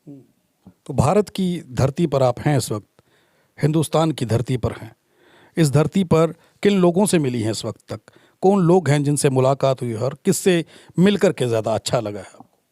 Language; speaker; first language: Hindi; non-native, local second language; Punjabi